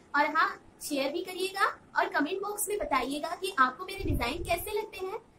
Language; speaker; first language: Hindi; non-native, local second language; Bangla